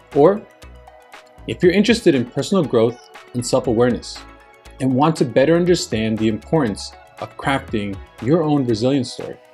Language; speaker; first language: English; early bilingual, other home language; Spanish